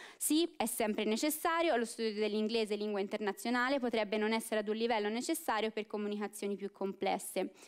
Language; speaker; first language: Italian; native; Italian